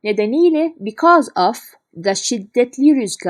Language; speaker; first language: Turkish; non-native, fluent; Arabic